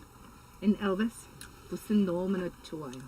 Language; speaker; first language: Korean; non-native, learner; English